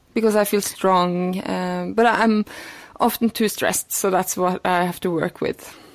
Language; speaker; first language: English; non-native, fluent; Norwegian